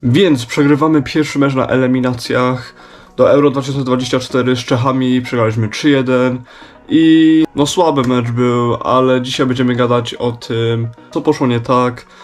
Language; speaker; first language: Polish; early bilingual, heritage; Polish